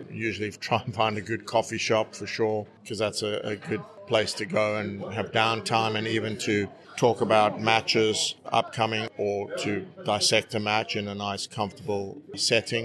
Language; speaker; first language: English; native; English